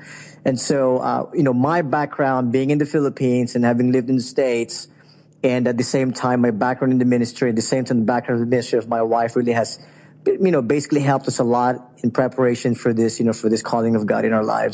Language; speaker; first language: English; non-native, local second language; Filipino